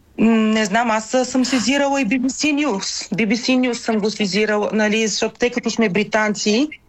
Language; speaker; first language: Bulgarian; native; Bulgarian